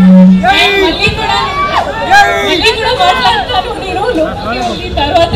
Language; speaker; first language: Telugu; non-native, learner; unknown